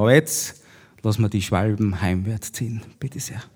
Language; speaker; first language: German; native; German